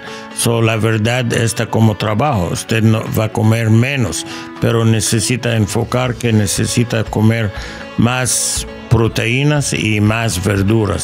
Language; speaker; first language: Spanish; non-native, learner; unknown